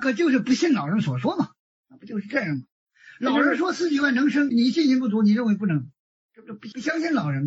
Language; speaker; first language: Chinese; native; Chinese